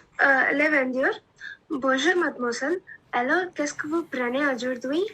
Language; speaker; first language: French; non-native, learner; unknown